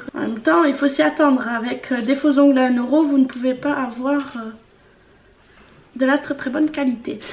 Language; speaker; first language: French; native; French